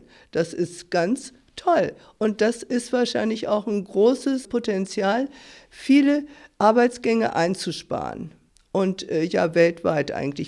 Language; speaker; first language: German; native; German